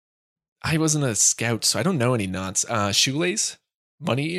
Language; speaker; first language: English; native; English